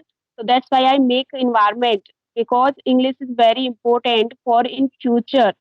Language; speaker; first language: English; non-native, learner; Hindi